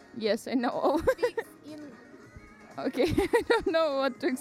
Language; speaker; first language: English; non-native, learner; Russian